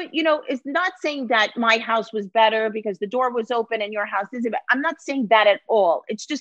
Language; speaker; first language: English; native; English